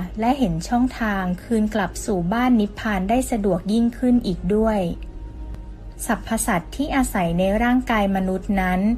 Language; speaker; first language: Thai; native; Thai